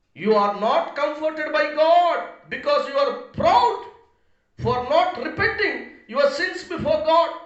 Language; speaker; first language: English; non-native, local second language; Telugu